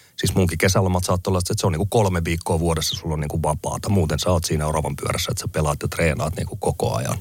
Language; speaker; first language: Finnish; native; Finnish